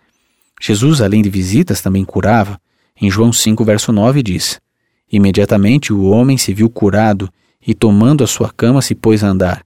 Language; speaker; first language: Portuguese; native; Portuguese